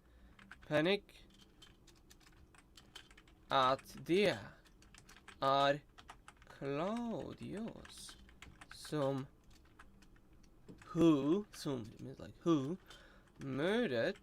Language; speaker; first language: Swedish; non-native, learner; Russian